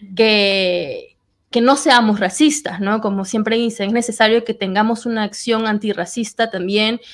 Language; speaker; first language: Spanish; native; Spanish